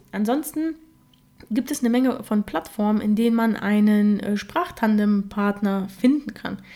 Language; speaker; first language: German; early bilingual, other home language; Russian